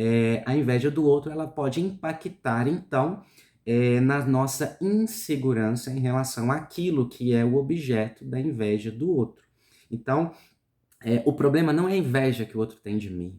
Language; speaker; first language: Portuguese; native; Portuguese